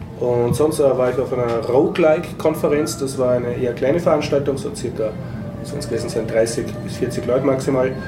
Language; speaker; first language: German; native; German